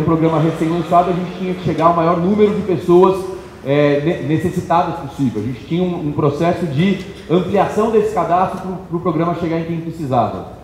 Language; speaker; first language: Portuguese; native; Portuguese